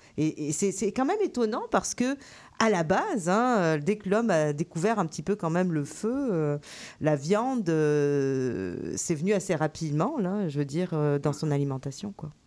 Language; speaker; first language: French; native; French